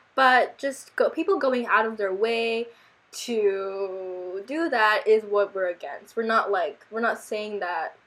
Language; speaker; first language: English; early bilingual, other home language; Korean